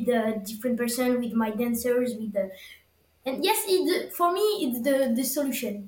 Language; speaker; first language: English; non-native, learner; French